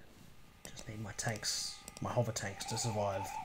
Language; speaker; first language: English; native; English